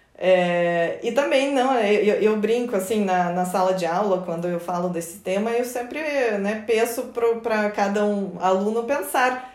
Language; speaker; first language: Portuguese; non-native, fluent; Russian